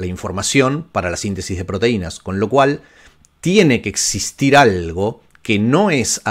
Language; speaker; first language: Spanish; native; Spanish